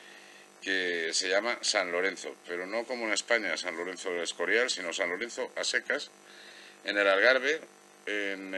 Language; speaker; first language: Spanish; native; Spanish